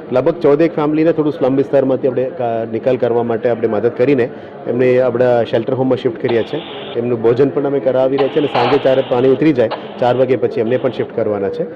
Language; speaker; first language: Gujarati; non-native, local second language; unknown